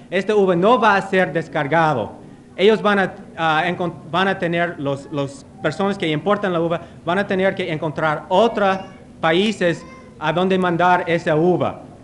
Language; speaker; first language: Spanish; non-native, fluent; English